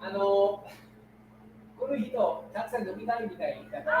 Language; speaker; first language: Japanese; non-native, learner; English